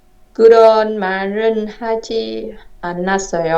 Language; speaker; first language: Korean; non-native, learner; Vietnamese